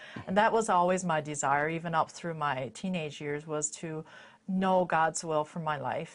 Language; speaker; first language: English; native; English